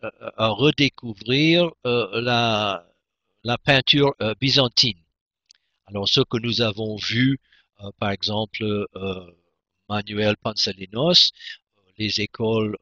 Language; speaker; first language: French; non-native, fluent; English